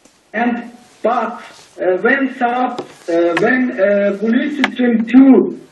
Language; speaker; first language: English; non-native, learner; Turkish